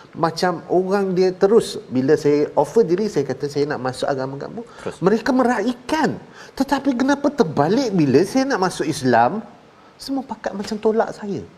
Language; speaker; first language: Malay; non-native, local second language; Chinese